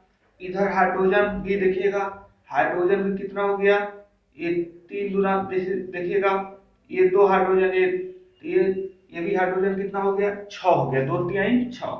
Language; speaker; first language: Hindi; native; Hindi